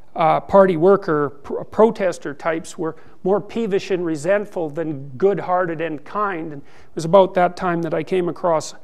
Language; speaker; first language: English; native; English